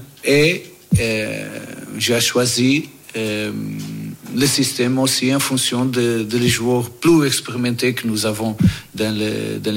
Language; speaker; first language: French; non-native, learner; Portuguese